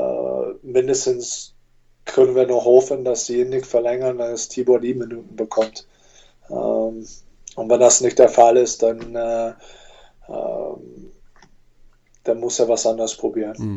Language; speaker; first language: German; non-native, fluent; English